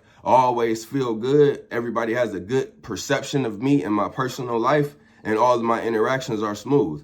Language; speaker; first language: English; native; English